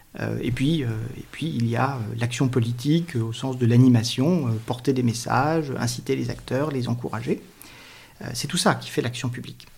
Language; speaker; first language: French; native; French